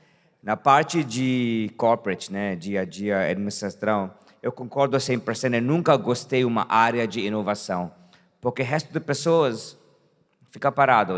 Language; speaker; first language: Portuguese; non-native, fluent; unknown